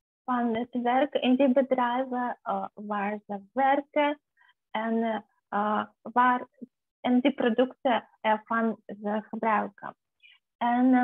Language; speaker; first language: Dutch; non-native, fluent; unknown